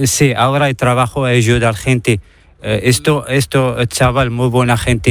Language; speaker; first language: Spanish; non-native, learner; Arabic